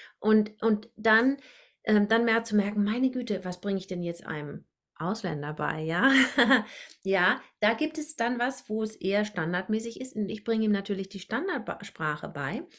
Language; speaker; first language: German; native; German